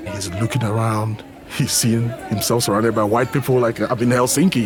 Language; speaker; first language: English; non-native, local second language; Igbo